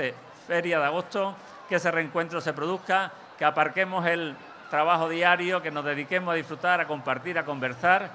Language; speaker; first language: Spanish; native; Spanish